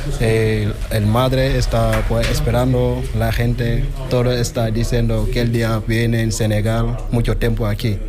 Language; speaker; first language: Spanish; non-native, learner; Wolof